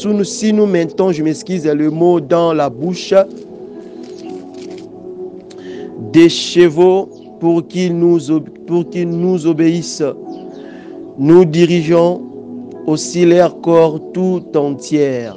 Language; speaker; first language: French; non-native, local second language; Lingala